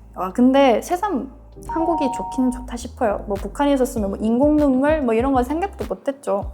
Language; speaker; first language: Korean; native; Korean